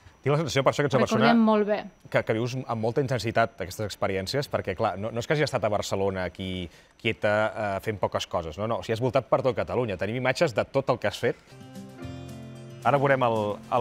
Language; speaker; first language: Catalan; native; Catalan